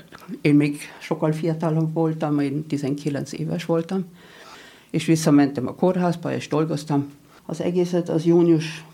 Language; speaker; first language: Hungarian; non-native, learner; German